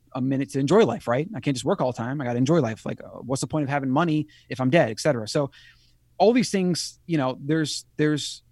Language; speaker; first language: English; native; English